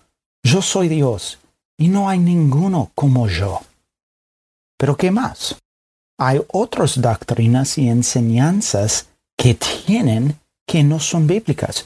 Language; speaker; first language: Spanish; non-native, fluent; English